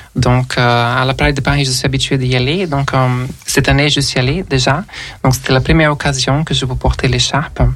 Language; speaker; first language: French; non-native, fluent; Portuguese